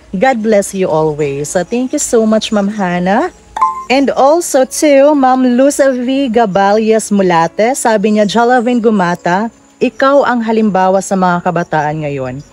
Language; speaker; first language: Filipino; non-native, local second language; Waray